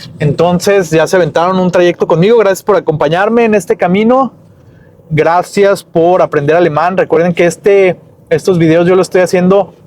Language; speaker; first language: Spanish; native; Spanish